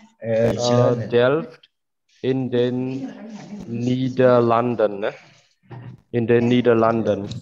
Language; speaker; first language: German; non-native, fluent; Khmer